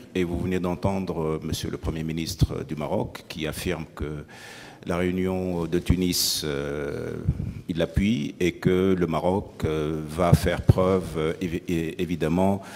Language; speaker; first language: French; non-native, local second language; Arabic